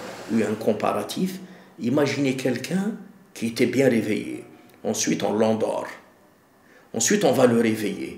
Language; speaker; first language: French; non-native, local second language; Arabic